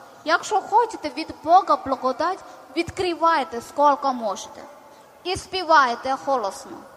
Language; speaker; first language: Ukrainian; non-native, learner; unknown